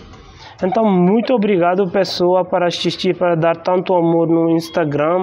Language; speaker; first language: Portuguese; non-native, learner; Hindi